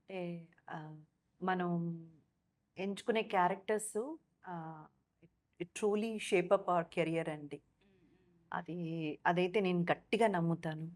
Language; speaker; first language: Telugu; native; Telugu